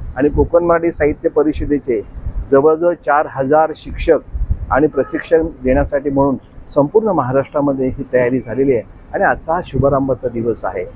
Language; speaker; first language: Marathi; native; Marathi